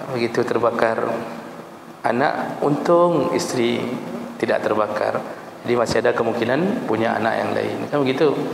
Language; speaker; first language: Malay; non-native, local second language; Achinese